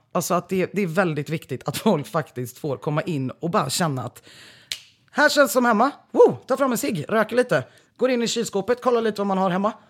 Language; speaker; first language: Swedish; native; Swedish